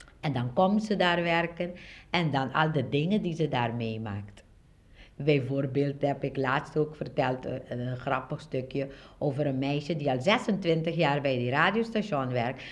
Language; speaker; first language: Dutch; non-native, local second language; Papiamento